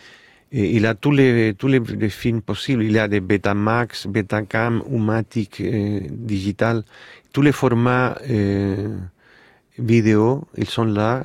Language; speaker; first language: French; non-native, fluent; Spanish